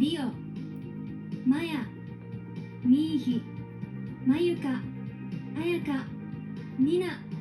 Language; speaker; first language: Japanese; native; Japanese